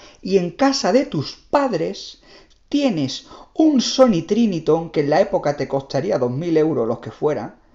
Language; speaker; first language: Spanish; native; Spanish